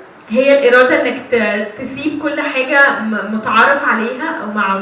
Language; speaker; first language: Arabic; native; Arabic